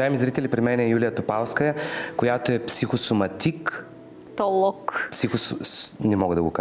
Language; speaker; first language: Bulgarian; native; Bulgarian